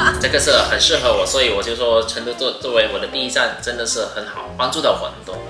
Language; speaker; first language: Chinese; non-native, fluent; Hakka Chinese